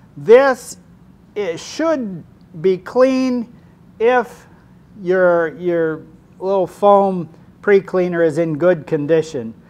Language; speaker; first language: English; native; English